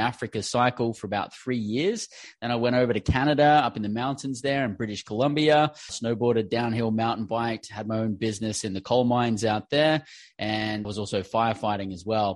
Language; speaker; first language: English; native; English